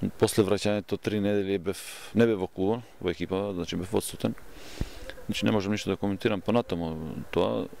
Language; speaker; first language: Macedonian; non-native, local second language; Albanian